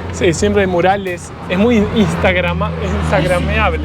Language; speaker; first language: Spanish; native; Spanish